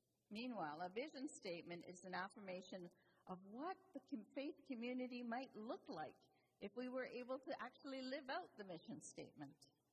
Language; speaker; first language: English; native; English